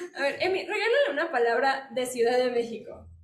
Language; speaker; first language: Spanish; native; Spanish